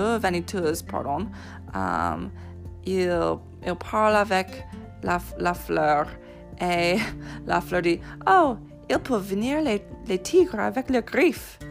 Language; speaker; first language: French; non-native, fluent; English